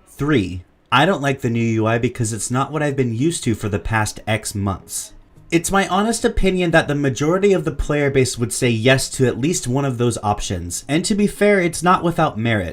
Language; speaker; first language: English; native; English